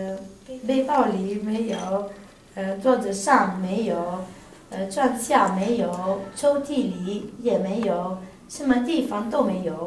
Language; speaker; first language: Chinese; non-native, learner; Italian